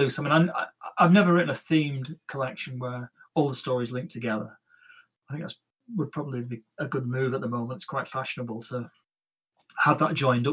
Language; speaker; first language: English; native; English